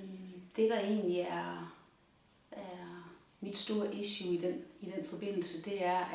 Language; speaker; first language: Danish; native; Danish